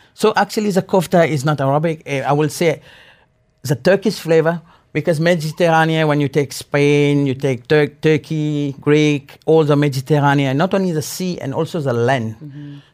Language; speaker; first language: English; non-native, fluent; Morisyen